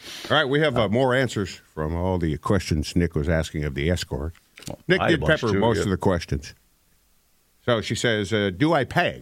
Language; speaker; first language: English; native; English